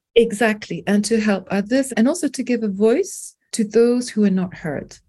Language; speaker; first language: English; non-native, local second language; French